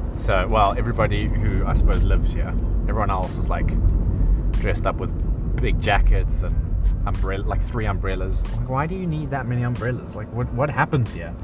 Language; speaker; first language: English; native; English